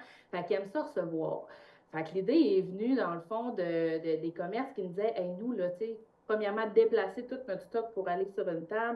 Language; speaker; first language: French; native; French